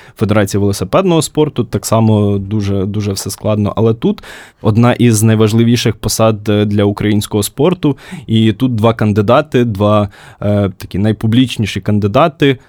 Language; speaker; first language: Ukrainian; native; Ukrainian